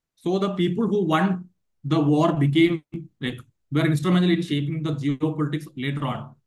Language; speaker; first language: English; non-native, local second language; Malayalam